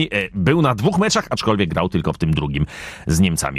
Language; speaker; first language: Polish; native; Polish